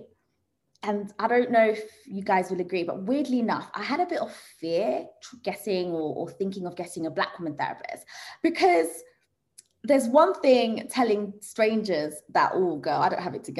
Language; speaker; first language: English; early bilingual, other home language; Swahili